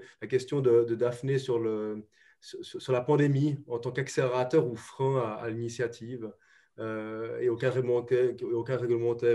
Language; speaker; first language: French; native; French